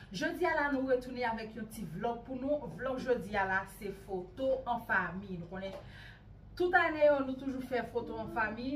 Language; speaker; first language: French; non-native, local second language; Haitian Creole